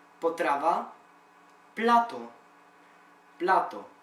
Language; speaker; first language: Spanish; non-native, learner; Polish